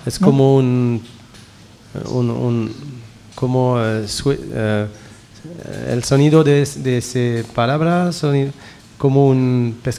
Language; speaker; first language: Spanish; non-native, learner; French